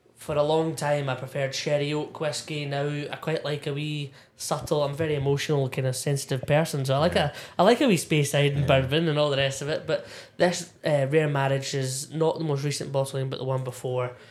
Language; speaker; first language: English; native; English